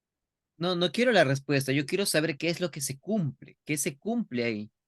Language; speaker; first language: Spanish; native; Spanish